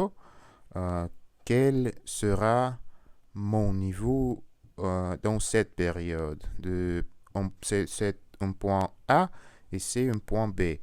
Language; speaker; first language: French; non-native, learner; Russian